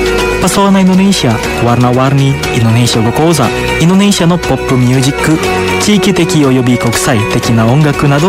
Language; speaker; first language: Japanese; non-native, fluent; Indonesian